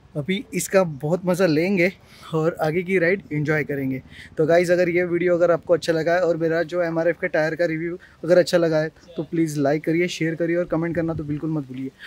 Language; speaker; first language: Hindi; non-native, local second language; Marathi